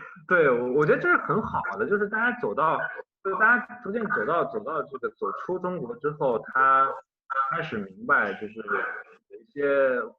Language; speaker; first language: Chinese; native; Chinese